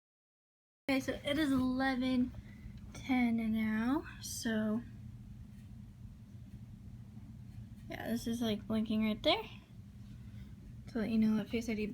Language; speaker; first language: English; native; English